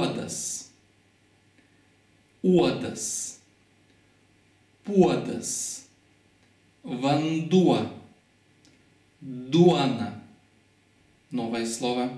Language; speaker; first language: Russian; non-native, fluent; Lithuanian